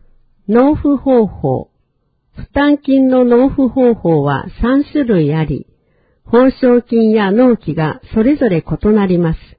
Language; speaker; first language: Japanese; native; Japanese